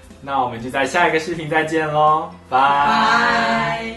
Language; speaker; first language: Chinese; early bilingual, other home language; Min Nan Chinese